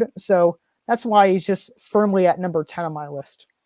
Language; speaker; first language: English; native; English